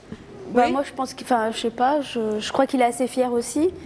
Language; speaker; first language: French; native; French